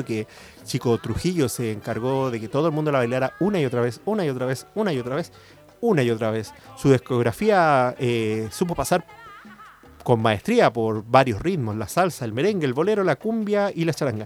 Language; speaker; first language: Spanish; native; Spanish